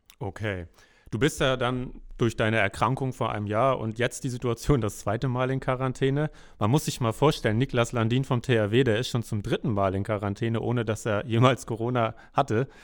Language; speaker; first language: German; native; German